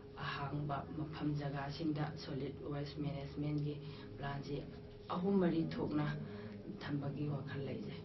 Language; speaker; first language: Manipuri; native; Manipuri